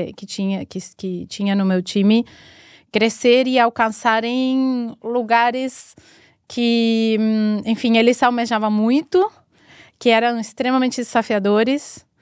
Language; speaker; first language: Portuguese; non-native, fluent; Spanish